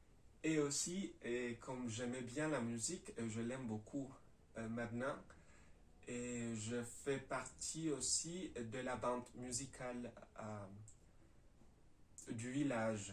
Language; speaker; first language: French; non-native, learner; Spanish